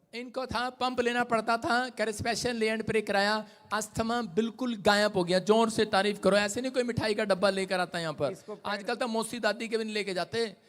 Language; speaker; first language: Hindi; non-native, local second language; Punjabi